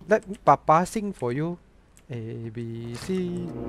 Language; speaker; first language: English; non-native, local second language; Chinese